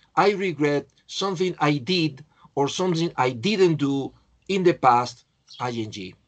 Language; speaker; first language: English; non-native, fluent; Spanish